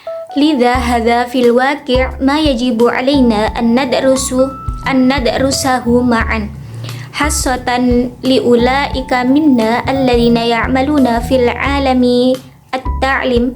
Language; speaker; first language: Arabic; non-native, learner; Indonesian